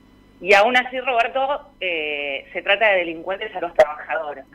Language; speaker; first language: Spanish; native; Spanish